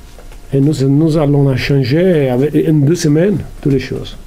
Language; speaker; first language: French; non-native, learner; Italian